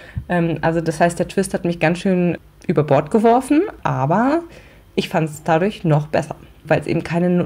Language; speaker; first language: German; native; German